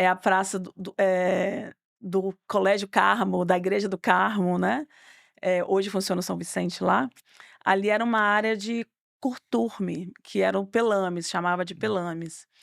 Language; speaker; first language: Portuguese; native; Portuguese